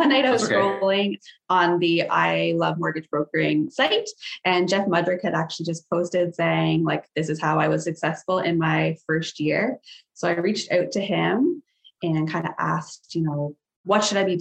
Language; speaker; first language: English; native; English